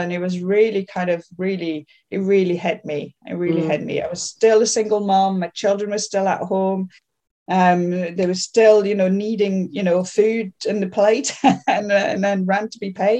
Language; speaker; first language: English; non-native, fluent; French